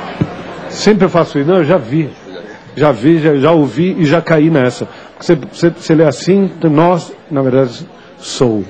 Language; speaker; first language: Portuguese; native; Portuguese